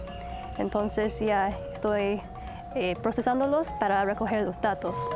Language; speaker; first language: Spanish; non-native, fluent; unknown